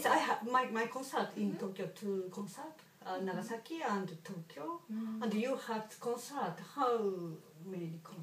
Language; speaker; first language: English; non-native, learner; Japanese